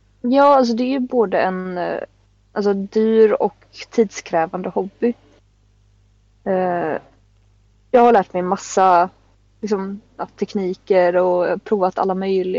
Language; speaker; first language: Swedish; native; Swedish